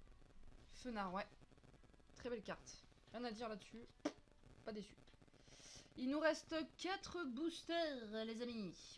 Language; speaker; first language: French; native; French